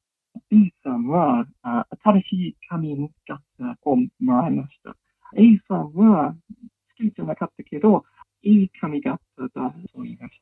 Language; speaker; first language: Japanese; non-native, learner; English